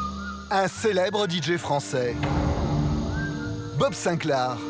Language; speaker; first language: French; native; French